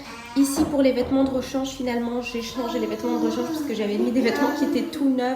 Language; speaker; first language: French; native; French